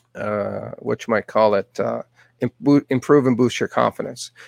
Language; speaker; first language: English; non-native, fluent; Persian